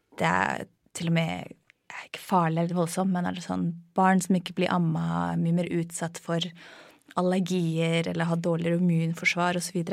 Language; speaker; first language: Norwegian; non-native, fluent; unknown